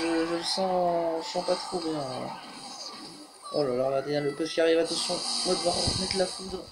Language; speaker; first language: French; native; French